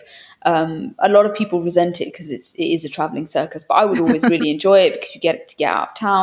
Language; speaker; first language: English; native; English